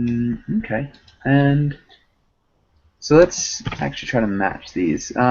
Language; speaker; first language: English; native; English